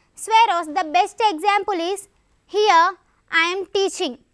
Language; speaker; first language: English; non-native, local second language; Telugu